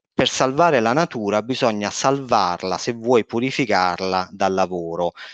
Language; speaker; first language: Italian; native; Italian